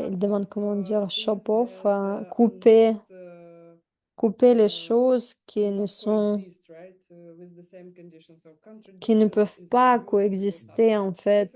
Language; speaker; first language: French; non-native, fluent; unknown